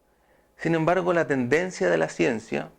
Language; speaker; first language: Spanish; native; Spanish